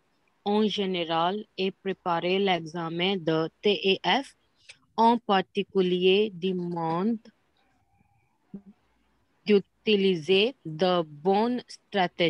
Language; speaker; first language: French; non-native, learner; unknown